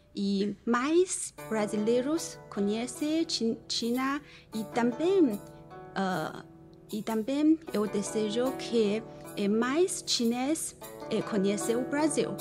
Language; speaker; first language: Portuguese; non-native, learner; Chinese